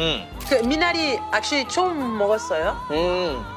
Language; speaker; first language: Korean; non-native, learner; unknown